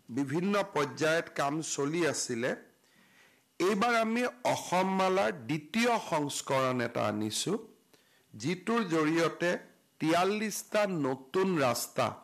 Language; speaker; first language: Assamese; native; Assamese